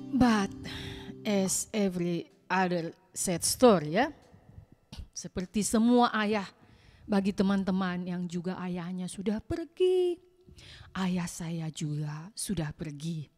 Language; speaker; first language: Indonesian; native; Indonesian